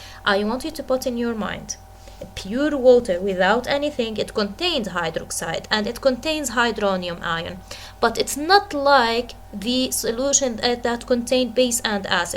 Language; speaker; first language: English; non-native, fluent; Arabic